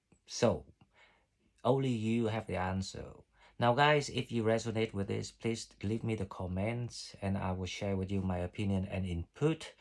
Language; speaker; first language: English; non-native, fluent; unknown